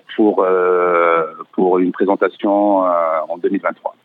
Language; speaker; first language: French; non-native, local second language; Arabic